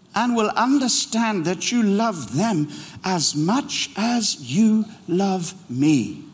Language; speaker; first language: English; native; English